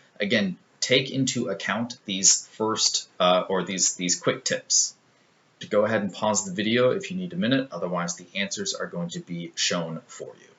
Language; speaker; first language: English; native; English